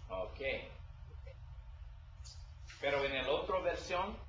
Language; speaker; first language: Spanish; non-native, learner; English